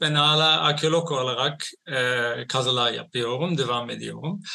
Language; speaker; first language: Turkish; non-native, fluent; Dutch